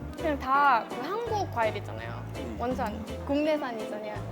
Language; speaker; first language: Korean; non-native, fluent; Estonian